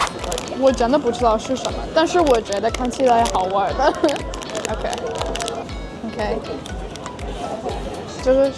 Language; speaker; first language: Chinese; non-native, learner; English